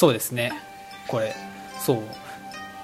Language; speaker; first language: Japanese; native; Japanese